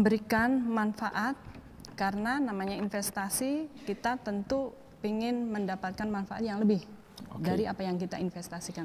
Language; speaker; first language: Indonesian; native; Indonesian